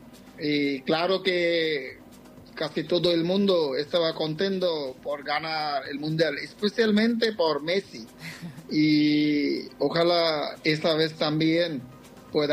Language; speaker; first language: Spanish; non-native, fluent; Bangla